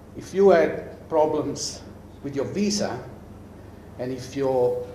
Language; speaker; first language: English; non-native, fluent; Italian